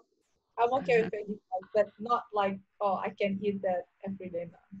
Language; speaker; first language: English; non-native, learner; Indonesian